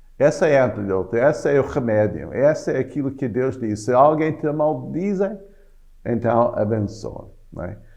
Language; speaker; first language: Portuguese; non-native, fluent; English